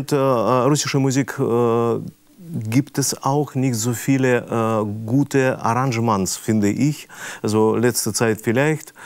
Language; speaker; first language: German; non-native, fluent; Russian